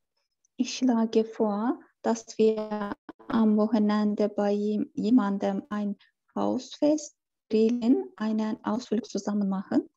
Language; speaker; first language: German; non-native, learner; Turkish